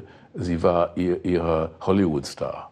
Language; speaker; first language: German; non-native, fluent; English